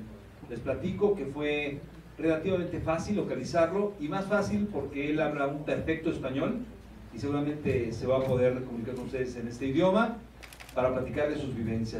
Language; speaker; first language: Spanish; native; Spanish